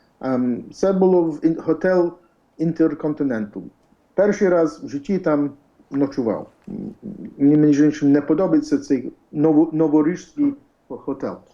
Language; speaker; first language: Ukrainian; early bilingual, heritage; English